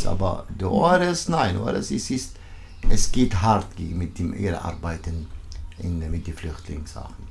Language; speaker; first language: German; non-native, learner; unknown